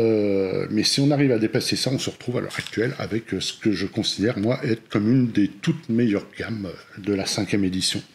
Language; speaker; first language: French; native; French